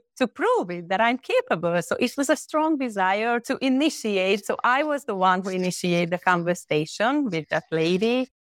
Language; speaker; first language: English; non-native, fluent; Hungarian